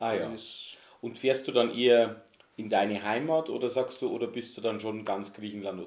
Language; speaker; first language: German; native; German